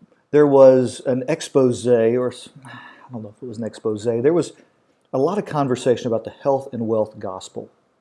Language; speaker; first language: English; native; English